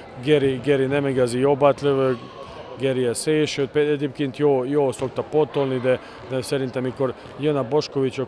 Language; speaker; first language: Hungarian; non-native, learner; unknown